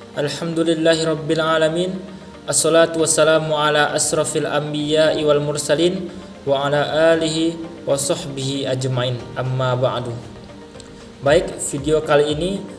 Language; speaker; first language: Indonesian; non-native, local second language; Minangkabau